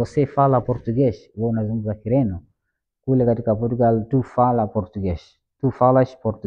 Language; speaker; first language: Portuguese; non-native, fluent; Swahili